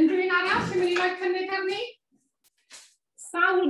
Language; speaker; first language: Welsh; native; Welsh